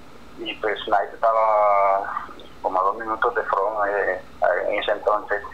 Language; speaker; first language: Spanish; native; Spanish